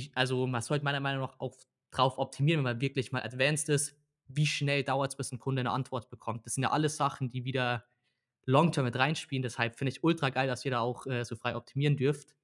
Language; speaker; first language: German; native; German